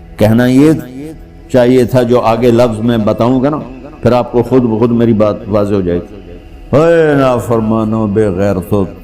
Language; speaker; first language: Urdu; non-native, local second language; Punjabi